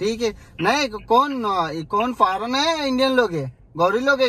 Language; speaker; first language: Hindi; non-native, local second language; Telugu